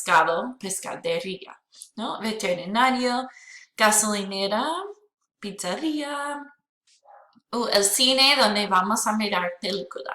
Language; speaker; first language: Spanish; non-native, fluent; English